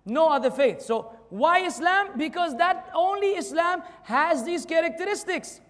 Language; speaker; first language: English; non-native, fluent; Arabic